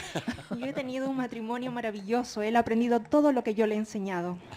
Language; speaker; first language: Spanish; native; Spanish